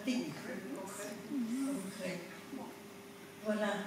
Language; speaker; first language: French; non-native, fluent; Polish